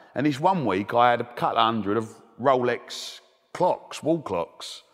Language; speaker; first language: English; native; English